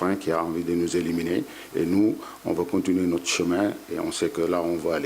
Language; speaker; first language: French; non-native, local second language; Wolof